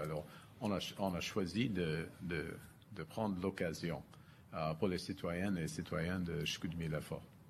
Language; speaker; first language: French; non-native, fluent; English